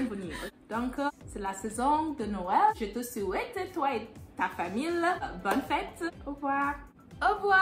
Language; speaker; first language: French; non-native, fluent; English